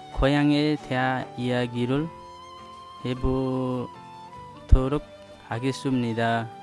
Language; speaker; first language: Korean; non-native, learner; Nepali